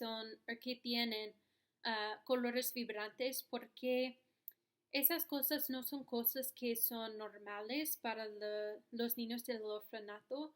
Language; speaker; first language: Spanish; non-native, learner; English